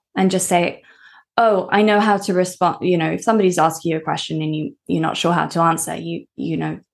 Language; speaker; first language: English; early bilingual, other home language; Norwegian